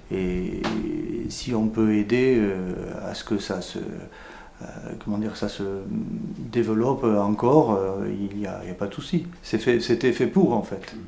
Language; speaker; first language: French; native; French